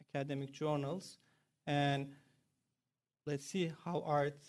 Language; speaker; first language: English; non-native, fluent; Turkish